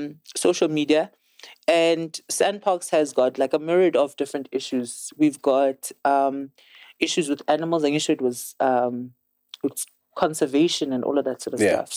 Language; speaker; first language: English; non-native, local second language; Zulu